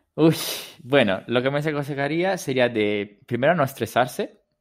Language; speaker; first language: Spanish; non-native, fluent; Italian